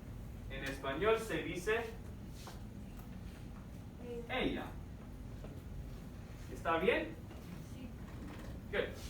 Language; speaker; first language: Spanish; non-native, fluent; English